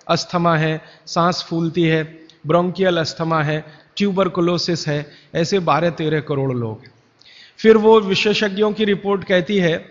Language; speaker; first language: Hindi; native; Hindi